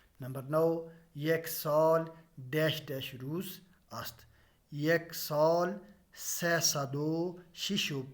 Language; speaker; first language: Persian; non-native, fluent; Urdu